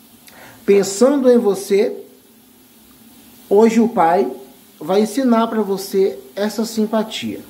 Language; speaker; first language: Portuguese; native; Portuguese